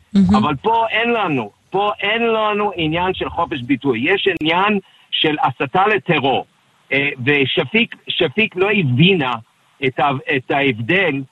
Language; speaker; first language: Hebrew; non-native, fluent; English